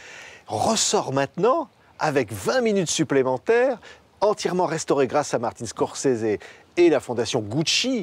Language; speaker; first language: French; native; French